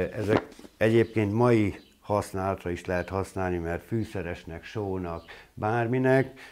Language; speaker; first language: Hungarian; native; Hungarian